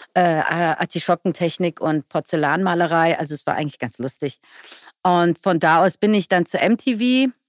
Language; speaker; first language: German; early bilingual, other home language; Persian